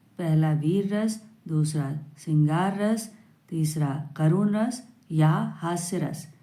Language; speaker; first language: Hindi; native; Hindi